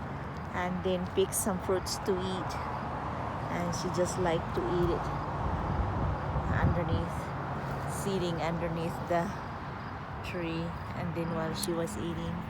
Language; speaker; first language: English; non-native, fluent; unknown